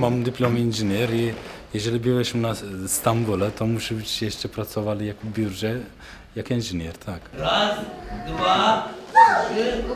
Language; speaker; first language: Polish; non-native, learner; Turkish